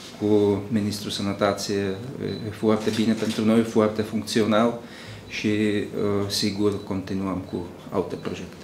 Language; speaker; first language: Romanian; non-native, learner; Czech